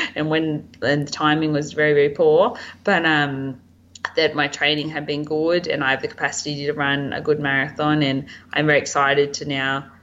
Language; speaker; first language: English; native; English